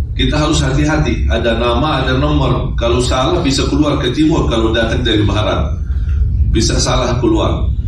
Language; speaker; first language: Indonesian; non-native, fluent; Arabic